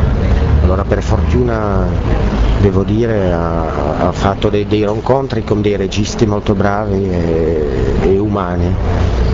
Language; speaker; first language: Italian; non-native, learner; Czech